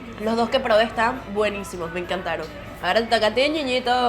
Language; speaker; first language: Spanish; native; Spanish